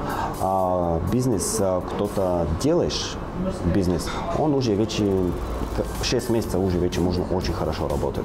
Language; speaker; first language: Russian; non-native, learner; Bulgarian